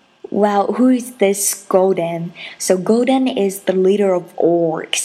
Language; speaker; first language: English; non-native, fluent; Chinese